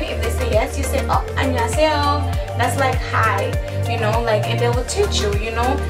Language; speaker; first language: English; early bilingual, other home language; Portuguese